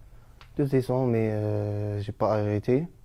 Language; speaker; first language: French; non-native, learner; Arabic